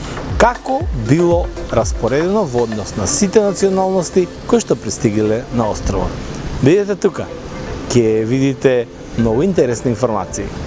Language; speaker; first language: Macedonian; native; Macedonian